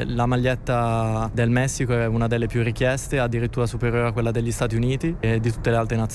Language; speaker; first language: Italian; native; Italian